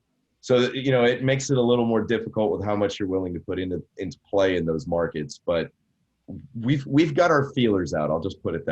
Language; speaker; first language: English; native; English